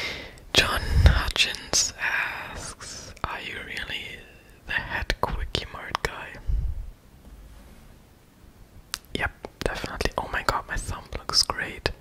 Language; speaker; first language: English; non-native, fluent; German